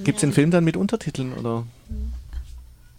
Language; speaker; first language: German; native; German